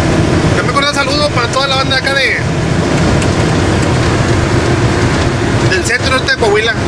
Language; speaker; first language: Spanish; native; Spanish